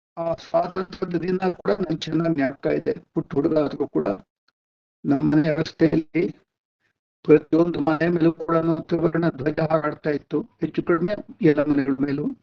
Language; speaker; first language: Kannada; non-native, local second language; Telugu